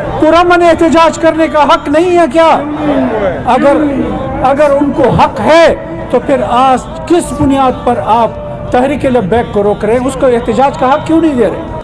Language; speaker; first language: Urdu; non-native, local second language; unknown